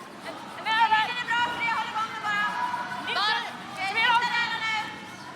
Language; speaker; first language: Swedish; native; Swedish